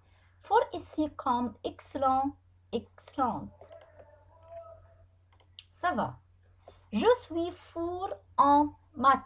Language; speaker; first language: French; non-native, fluent; Arabic